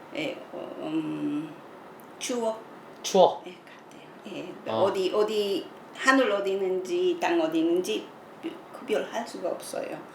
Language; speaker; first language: Korean; non-native, learner; Spanish